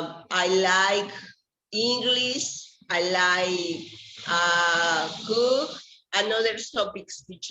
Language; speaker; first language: English; non-native, learner; Spanish